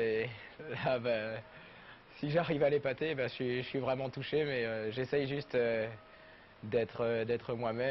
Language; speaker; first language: French; native; French